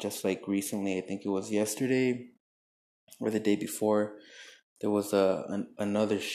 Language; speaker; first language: English; native; English